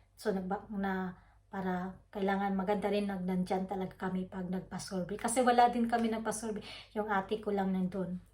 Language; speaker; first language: Filipino; non-native, local second language; Waray